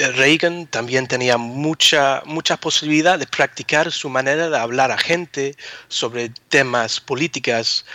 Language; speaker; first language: Spanish; early bilingual, heritage; Spanish